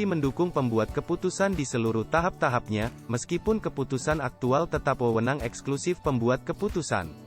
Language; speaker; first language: Indonesian; native; Indonesian